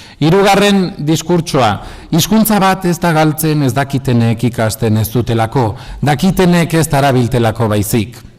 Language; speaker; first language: Basque; non-native, local second language; Spanish